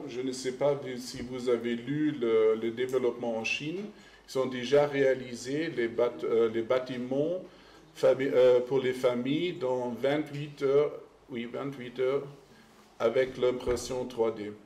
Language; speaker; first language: French; non-native, fluent; German